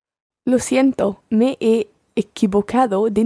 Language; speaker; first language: Spanish; non-native, learner; English